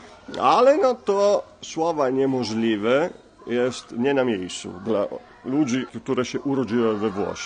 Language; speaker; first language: Polish; non-native, fluent; Italian